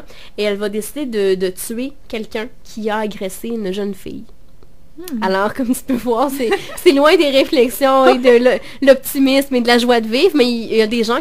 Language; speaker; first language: French; native; French